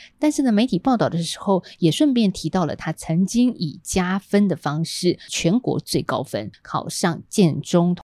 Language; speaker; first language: Chinese; native; Chinese